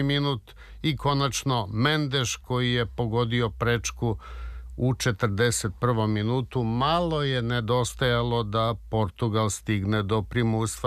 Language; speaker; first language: Serbian; native; Serbian